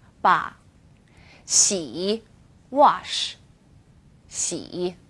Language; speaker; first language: Chinese; non-native, fluent; English